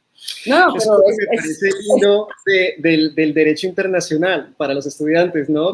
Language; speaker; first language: Spanish; native; Spanish